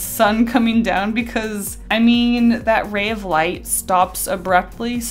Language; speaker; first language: English; native; English